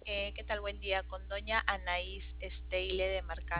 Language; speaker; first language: Spanish; native; Spanish